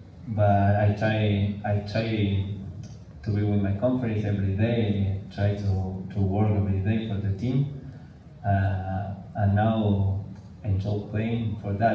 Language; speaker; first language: English; non-native, learner; Spanish